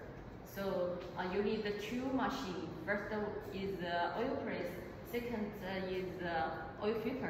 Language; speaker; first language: English; non-native, learner; Chinese